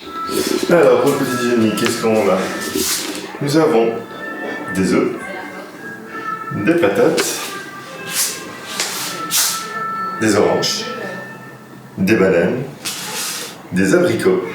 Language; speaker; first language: French; native; French